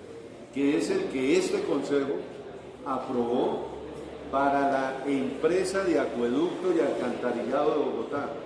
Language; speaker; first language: Spanish; native; Spanish